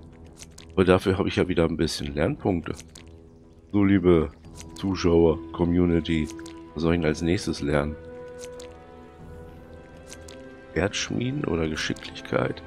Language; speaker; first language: German; native; German